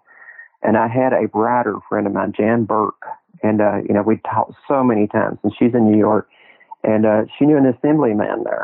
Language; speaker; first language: English; native; English